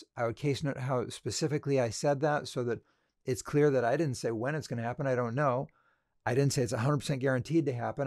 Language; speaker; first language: English; native; English